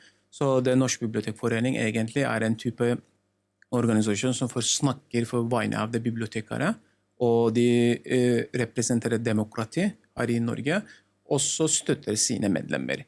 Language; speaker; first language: Norwegian; non-native, learner; Turkish